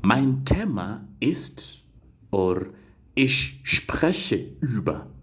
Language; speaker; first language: German; non-native, fluent; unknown